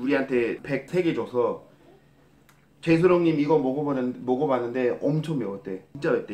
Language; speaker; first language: Korean; non-native, fluent; English